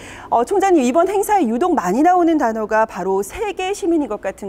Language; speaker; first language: Korean; native; Korean